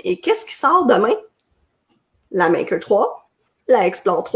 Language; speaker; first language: French; native; French